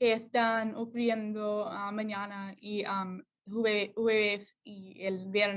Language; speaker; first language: Spanish; non-native, learner; English